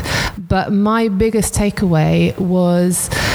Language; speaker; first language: English; native; English